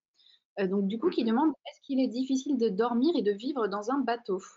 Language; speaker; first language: French; native; French